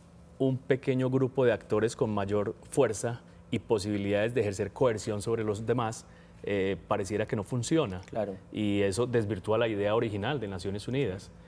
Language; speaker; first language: Spanish; native; Spanish